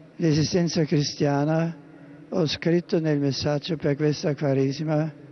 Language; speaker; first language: Italian; non-native, fluent; German